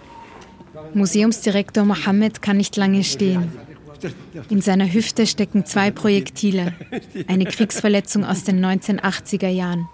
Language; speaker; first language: German; native; German